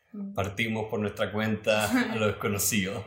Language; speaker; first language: Spanish; native; Spanish